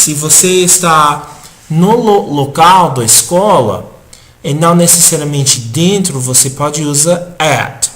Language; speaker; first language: Portuguese; non-native, fluent; English